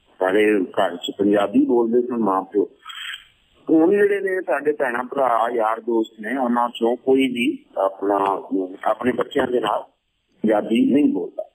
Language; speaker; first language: Punjabi; native; Punjabi